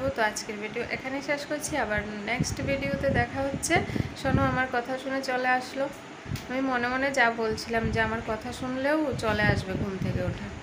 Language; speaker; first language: Bangla; native; Bangla